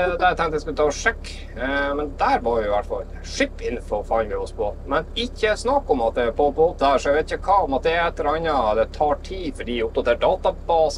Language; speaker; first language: Norwegian; native; Norwegian